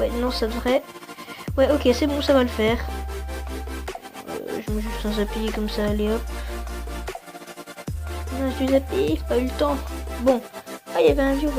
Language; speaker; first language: French; native; French